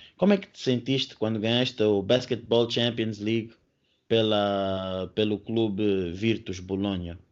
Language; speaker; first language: Portuguese; native; Portuguese